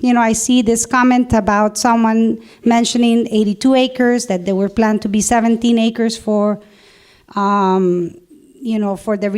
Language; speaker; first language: English; non-native, fluent; Spanish